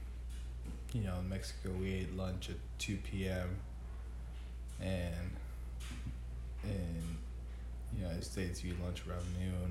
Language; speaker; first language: English; non-native, fluent; Spanish